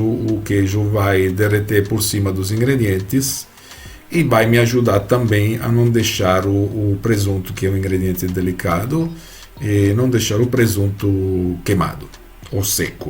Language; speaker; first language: Portuguese; non-native, fluent; Italian